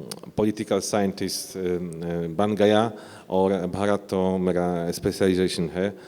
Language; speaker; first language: Hindi; non-native, learner; Polish